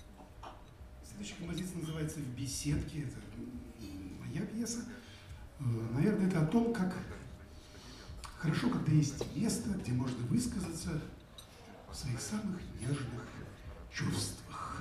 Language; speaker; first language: Russian; native; Russian